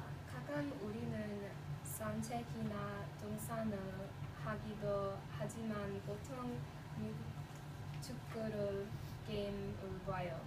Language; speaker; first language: Korean; non-native, learner; English